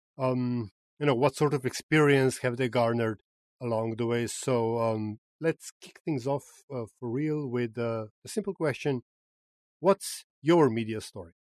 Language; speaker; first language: English; non-native, fluent; Slovenian